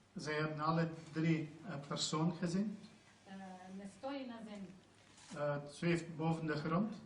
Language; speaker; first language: Dutch; non-native, fluent; Croatian